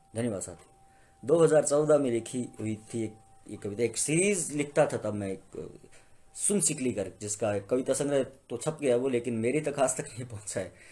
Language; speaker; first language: Hindi; native; Hindi